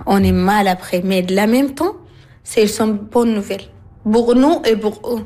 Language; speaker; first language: French; non-native, learner; Arabic